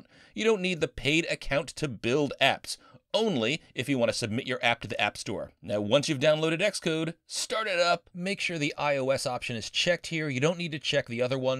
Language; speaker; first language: English; native; English